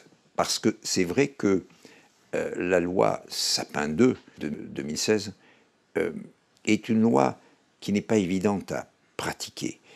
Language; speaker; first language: French; native; French